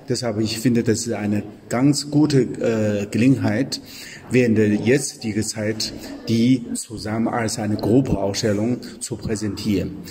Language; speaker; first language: German; non-native, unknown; Chinese